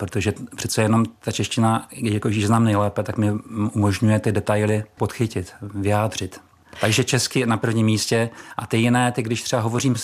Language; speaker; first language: Czech; native; Czech